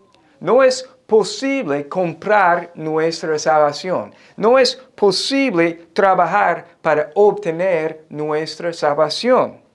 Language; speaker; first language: Spanish; non-native, fluent; English